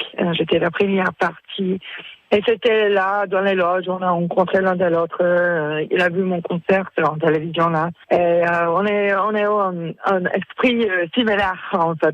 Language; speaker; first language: French; non-native, fluent; English